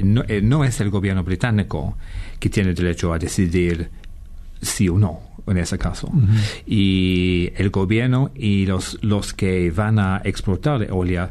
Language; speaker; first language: Spanish; non-native, fluent; English